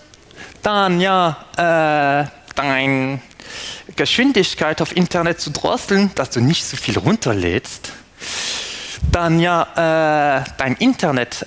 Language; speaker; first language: German; non-native, fluent; French